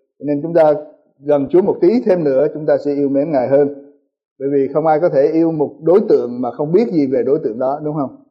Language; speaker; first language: Vietnamese; early bilingual, heritage; Vietnamese